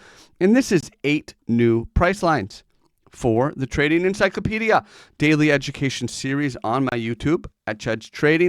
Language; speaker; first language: English; native; English